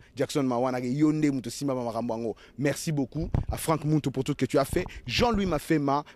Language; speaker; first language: French; non-native, local second language; Lingala